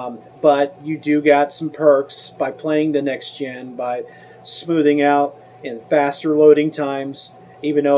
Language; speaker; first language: English; native; English